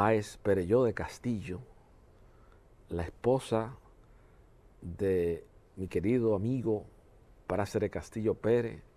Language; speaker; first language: Spanish; native; Spanish